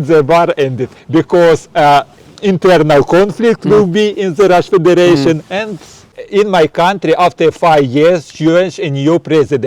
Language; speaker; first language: English; non-native, learner; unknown